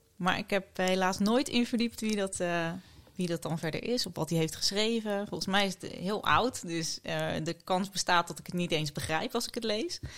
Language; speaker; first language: Dutch; native; Dutch